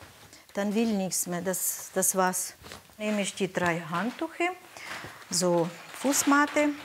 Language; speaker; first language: German; non-native, learner; Russian